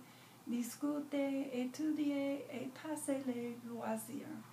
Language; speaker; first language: French; non-native, learner; English